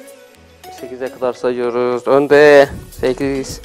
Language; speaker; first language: Turkish; native; Turkish